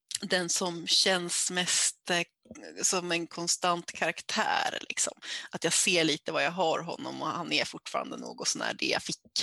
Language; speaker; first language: Swedish; native; Swedish